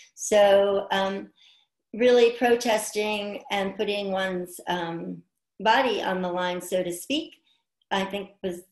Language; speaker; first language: English; native; English